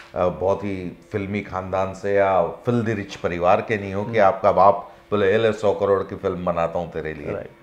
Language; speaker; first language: Hindi; native; Hindi